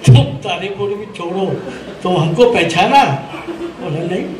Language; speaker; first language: Hindi; non-native, local second language; Bangla